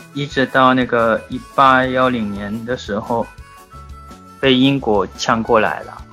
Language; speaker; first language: Chinese; non-native, fluent; Morisyen